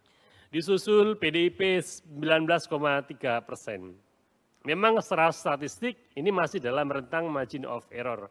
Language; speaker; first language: Indonesian; native; Indonesian